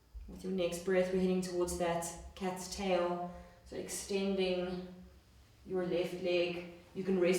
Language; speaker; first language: English; native; English